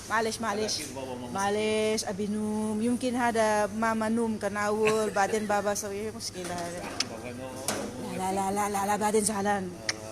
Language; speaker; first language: Arabic; non-native, learner; Filipino